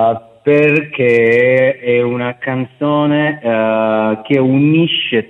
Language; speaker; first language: Italian; non-native, fluent; Russian